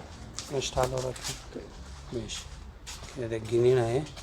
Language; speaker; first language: Arabic; native; Arabic